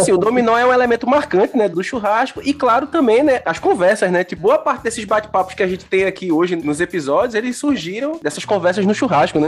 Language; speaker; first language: Portuguese; native; Portuguese